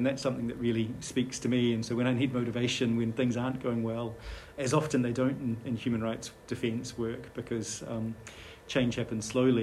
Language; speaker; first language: English; native; English